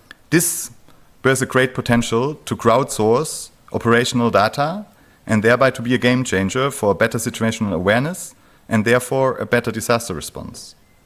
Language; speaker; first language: English; non-native, fluent; German